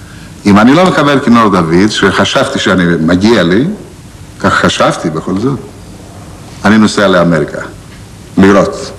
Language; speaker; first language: Hebrew; non-native, fluent; Greek